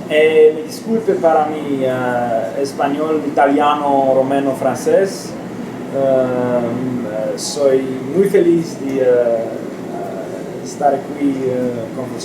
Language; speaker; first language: Spanish; non-native, learner; Romanian